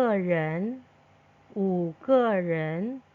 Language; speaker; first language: Chinese; non-native, fluent; Indonesian